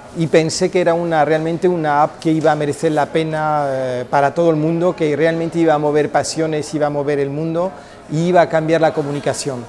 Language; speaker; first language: Spanish; early bilingual, heritage; Spanish